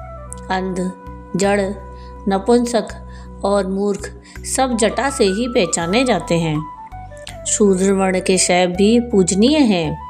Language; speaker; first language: Hindi; native; Hindi